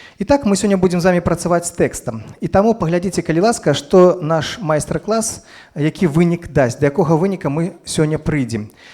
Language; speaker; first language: Belarusian; non-native, local second language; Russian